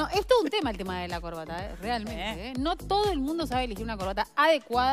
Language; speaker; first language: Spanish; native; Spanish